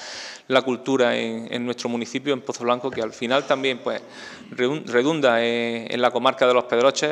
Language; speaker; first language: Spanish; native; Spanish